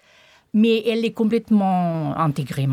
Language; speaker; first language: French; non-native, fluent; Portuguese